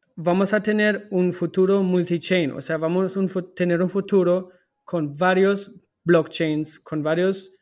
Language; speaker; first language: Spanish; non-native, fluent; German